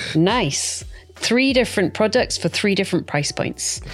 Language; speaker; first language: English; native; English